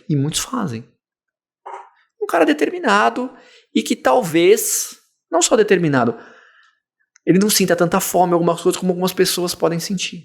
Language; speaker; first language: Portuguese; native; Portuguese